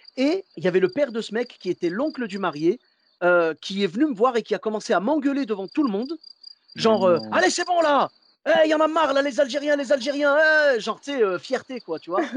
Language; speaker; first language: French; early bilingual, other home language; Arabic